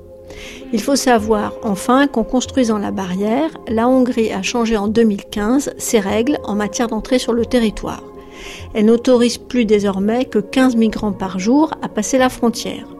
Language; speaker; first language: French; native; French